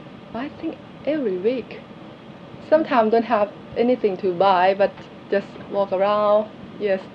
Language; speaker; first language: English; non-native, learner; Thai